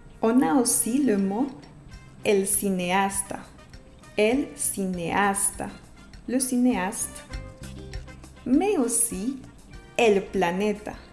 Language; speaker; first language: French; non-native, fluent; Spanish